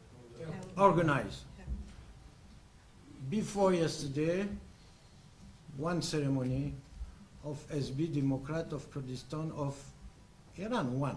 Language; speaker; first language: English; non-native, learner; French